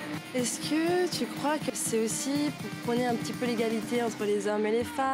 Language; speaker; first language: French; native; French